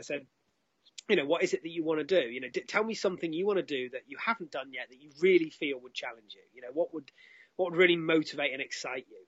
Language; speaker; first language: English; native; English